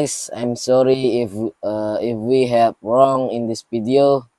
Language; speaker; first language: English; non-native, learner; Indonesian